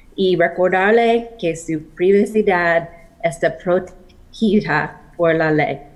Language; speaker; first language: Spanish; non-native, fluent; English